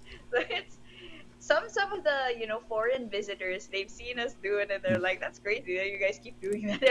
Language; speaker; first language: English; non-native, local second language; Filipino